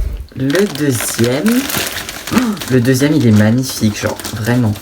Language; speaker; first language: French; native; French